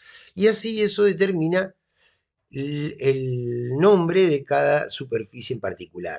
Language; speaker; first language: Spanish; native; Spanish